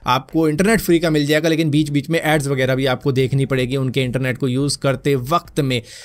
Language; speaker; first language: Hindi; native; Hindi